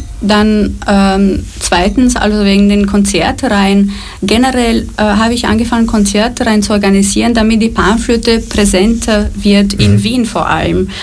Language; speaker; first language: German; non-native, fluent; Romanian